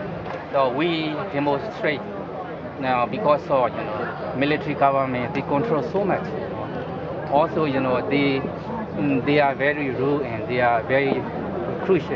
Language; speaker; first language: English; non-native, learner; Burmese